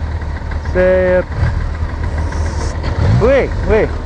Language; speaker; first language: French; non-native, learner; English